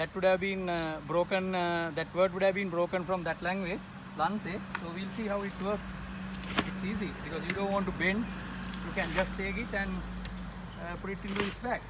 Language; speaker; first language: English; non-native, local second language; Sinhala